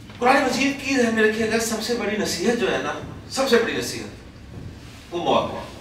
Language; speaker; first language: Urdu; native; Urdu